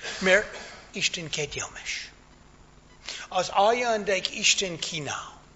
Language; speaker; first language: Hungarian; non-native, fluent; English